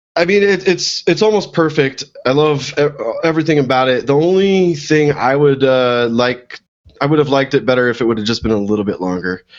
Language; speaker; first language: English; native; English